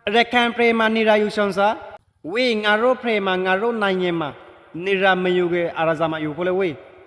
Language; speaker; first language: Burmese; native; Burmese